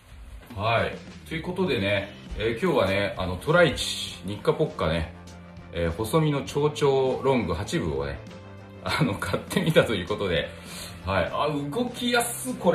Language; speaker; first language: Japanese; native; Japanese